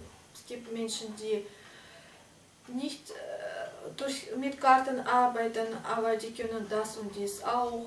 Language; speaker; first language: German; non-native, fluent; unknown